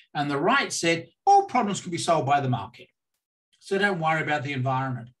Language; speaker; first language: English; native; English